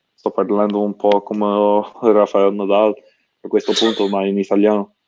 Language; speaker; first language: Italian; non-native, learner; English